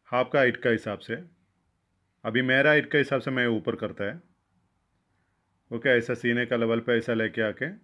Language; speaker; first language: Hindi; non-native, local second language; Malayalam